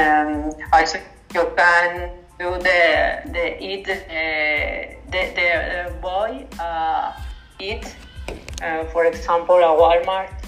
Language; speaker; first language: English; non-native, learner; Spanish